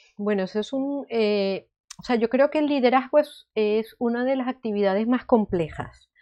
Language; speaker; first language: Spanish; native; Spanish